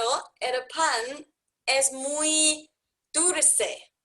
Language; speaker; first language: Spanish; non-native, learner; English